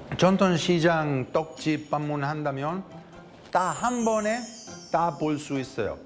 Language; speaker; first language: Korean; non-native, fluent; Italian